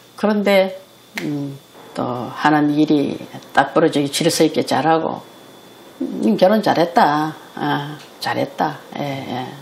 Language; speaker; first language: Korean; native; Korean